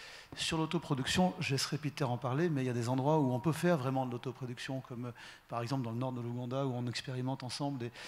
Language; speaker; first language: French; native; French